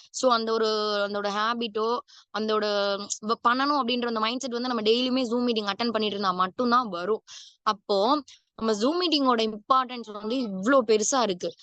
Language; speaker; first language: Tamil; native; Tamil